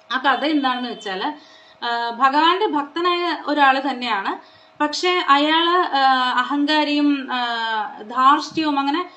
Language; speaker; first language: Malayalam; non-native, local second language; Konkani